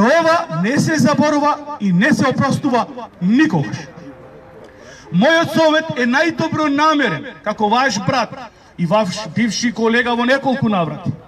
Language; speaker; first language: Macedonian; native; Macedonian